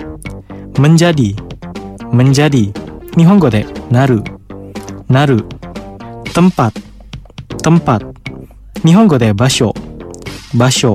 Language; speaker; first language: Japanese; non-native, fluent; Indonesian